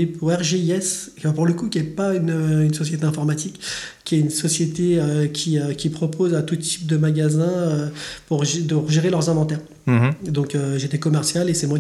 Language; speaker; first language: French; native; French